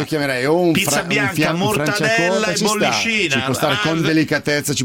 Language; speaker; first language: Italian; native; Italian